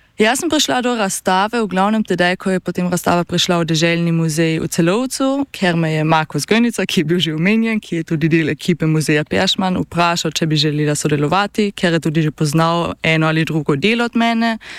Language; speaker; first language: Slovenian; native; Slovenian